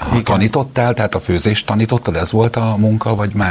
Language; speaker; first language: Hungarian; native; Hungarian